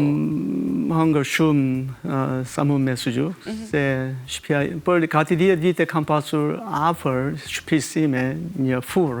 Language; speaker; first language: Albanian; non-native, learner; Korean